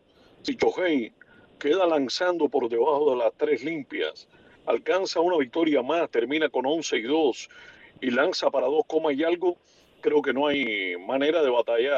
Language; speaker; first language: Spanish; native; Spanish